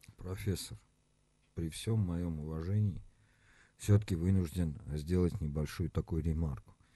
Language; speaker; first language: Russian; non-native, local second language; Armenian